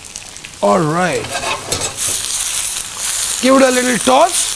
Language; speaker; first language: English; non-native, local second language; Hindi